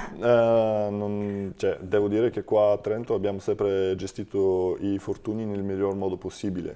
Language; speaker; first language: Italian; non-native, fluent; Bulgarian